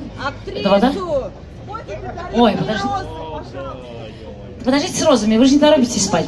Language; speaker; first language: Russian; native; Russian